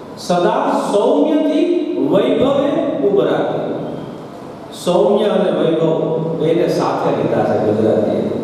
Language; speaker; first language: Gujarati; native; Gujarati